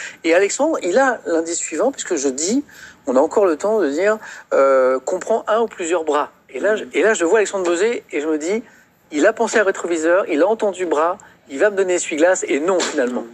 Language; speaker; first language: French; native; French